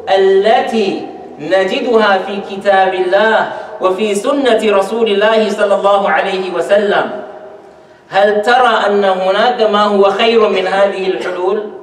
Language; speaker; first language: Arabic; non-native, fluent; English